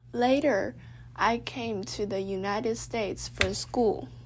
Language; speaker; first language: English; non-native, fluent; Chinese